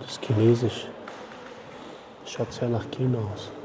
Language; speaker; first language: German; non-native, fluent; Mongolian